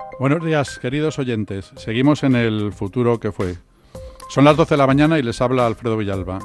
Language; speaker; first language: Spanish; native; Spanish